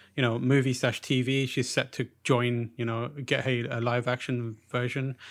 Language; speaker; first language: English; early bilingual, other home language; Urdu